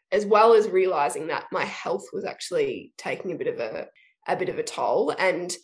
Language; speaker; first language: English; native; English